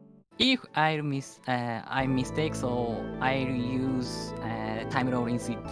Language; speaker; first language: English; non-native, learner; Japanese